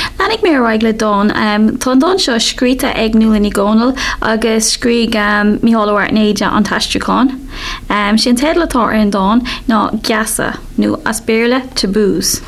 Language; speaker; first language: Irish; non-native, local second language; English